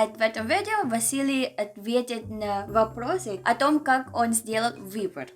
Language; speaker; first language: Russian; non-native, learner; Filipino